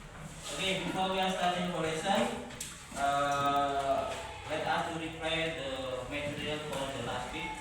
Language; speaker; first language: English; non-native, learner; Indonesian